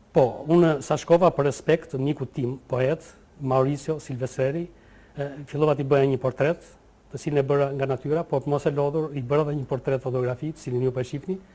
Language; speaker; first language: Albanian; native; Albanian